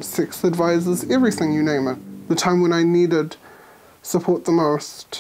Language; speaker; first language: English; native; English